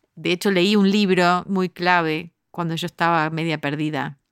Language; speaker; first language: Spanish; early bilingual, heritage; Spanish